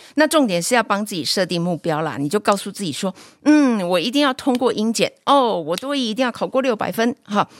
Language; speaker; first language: Chinese; native; Chinese